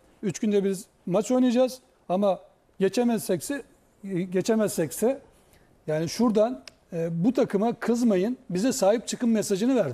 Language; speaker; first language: Turkish; native; Turkish